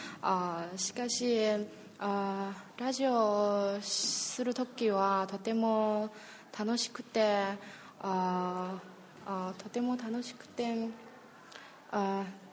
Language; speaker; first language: Japanese; non-native, learner; Chinese